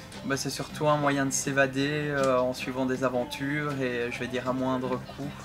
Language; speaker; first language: French; native; French